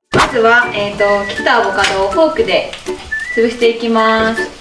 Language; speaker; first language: Japanese; native; Japanese